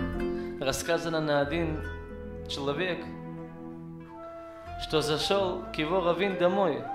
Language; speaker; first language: Russian; non-native, learner; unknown